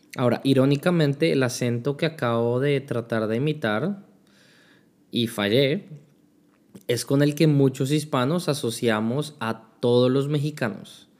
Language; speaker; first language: Spanish; native; Spanish